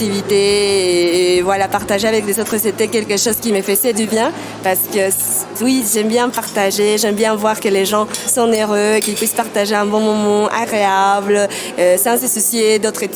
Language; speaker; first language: French; non-native, fluent; Spanish